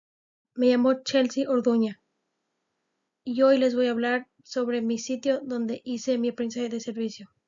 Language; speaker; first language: Spanish; early bilingual, heritage; Spanish